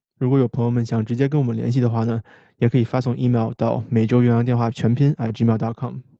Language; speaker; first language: Chinese; native; Chinese